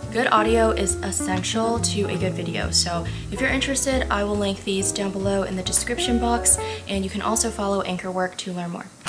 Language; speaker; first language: English; early bilingual, other home language; Chinese